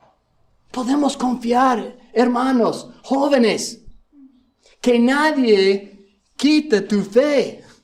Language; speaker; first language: Spanish; non-native, fluent; English